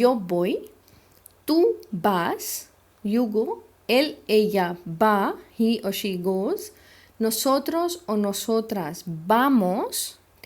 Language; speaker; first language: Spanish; non-native, fluent; Hindi